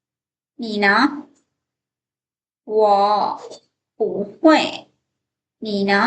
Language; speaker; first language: Chinese; non-native, fluent; Lao